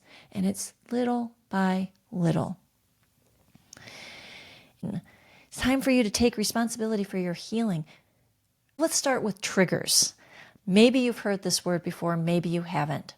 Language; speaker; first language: English; native; English